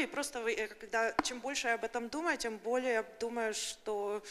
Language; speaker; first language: Russian; early bilingual, heritage; Russian